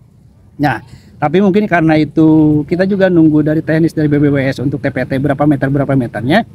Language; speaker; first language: Indonesian; non-native, local second language; Sundanese